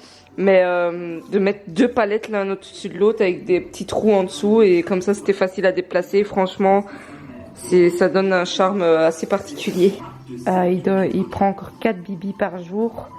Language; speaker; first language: French; native; French